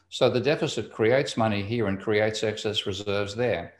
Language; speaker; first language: English; native; English